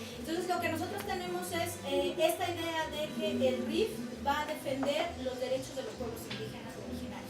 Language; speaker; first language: Spanish; native; Spanish